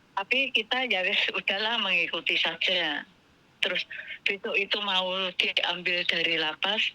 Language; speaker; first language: Indonesian; non-native, local second language; Javanese